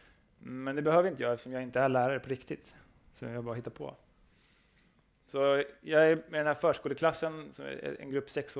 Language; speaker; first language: Swedish; native; Swedish